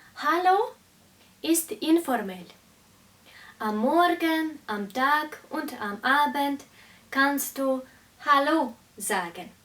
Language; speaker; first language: German; non-native, fluent; Russian